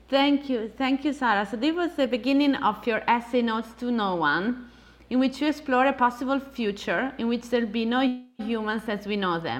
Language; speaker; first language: English; non-native, fluent; Italian